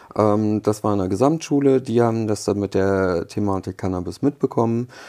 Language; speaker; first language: German; early bilingual, other home language; Polish